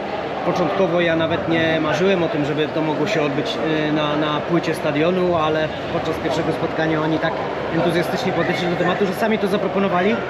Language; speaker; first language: Polish; native; Polish